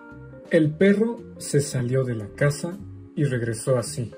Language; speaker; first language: Spanish; native; Spanish